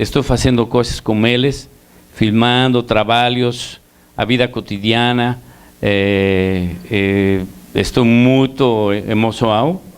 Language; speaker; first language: Portuguese; non-native, learner; Spanish